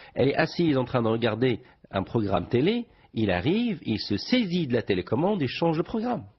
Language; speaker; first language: French; non-native, local second language; Arabic